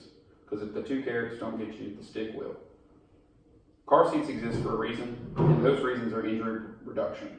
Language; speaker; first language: English; native; English